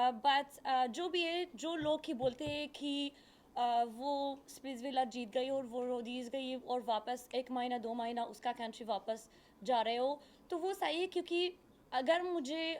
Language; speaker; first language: Hindi; non-native, learner; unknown